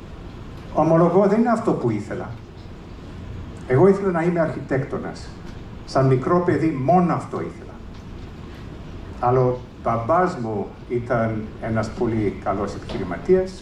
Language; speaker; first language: Greek; early bilingual, heritage; English